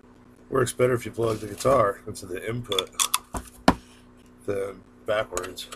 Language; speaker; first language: English; native; English